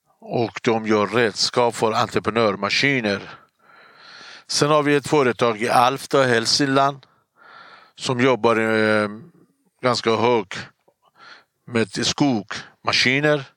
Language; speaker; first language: Swedish; non-native, fluent; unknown